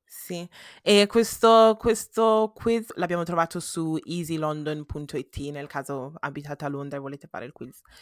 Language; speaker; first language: Italian; early bilingual, heritage; Italian